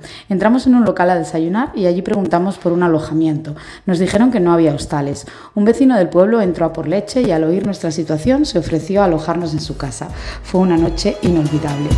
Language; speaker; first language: Spanish; native; Spanish